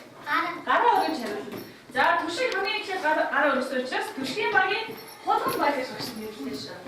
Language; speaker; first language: Mongolian; native; Mongolian